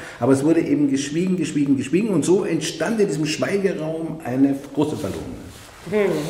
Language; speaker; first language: German; native; German